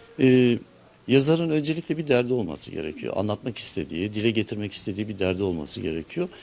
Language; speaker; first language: Turkish; native; Turkish